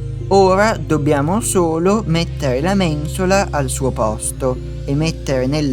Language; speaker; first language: Italian; native; Italian